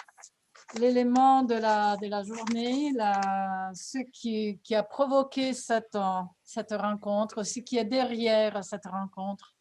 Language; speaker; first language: French; non-native, fluent; Italian